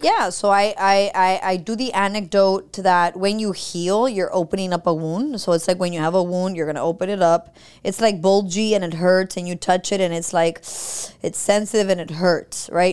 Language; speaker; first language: English; early bilingual, other home language; Spanish